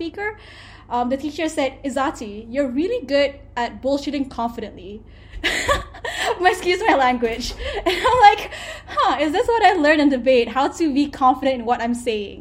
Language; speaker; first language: English; non-native, local second language; Malay